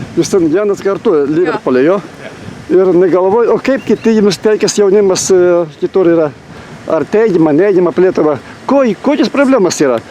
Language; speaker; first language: Lithuanian; native; Lithuanian